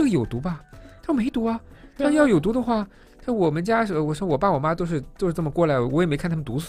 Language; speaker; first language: Chinese; native; Chinese